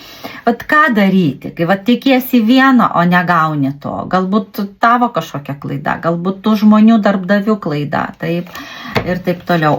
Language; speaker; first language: Lithuanian; native; Lithuanian